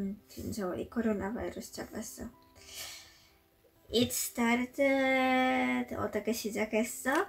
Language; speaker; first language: Korean; non-native, learner; Polish